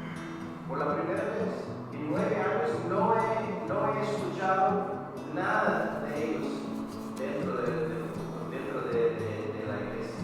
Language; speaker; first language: Spanish; non-native, fluent; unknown